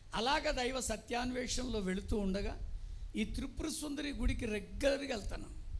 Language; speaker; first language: Telugu; non-native, local second language; Tamil